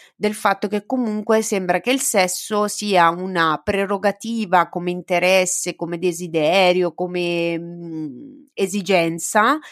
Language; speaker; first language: Italian; early bilingual, other home language; Albanian